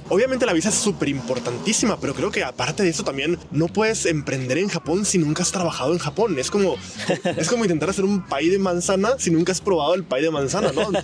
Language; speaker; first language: Spanish; native; Spanish